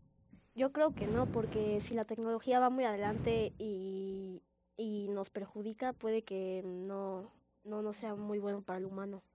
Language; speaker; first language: Spanish; native; Spanish